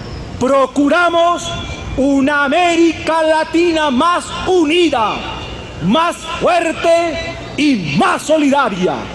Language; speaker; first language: Spanish; native; Spanish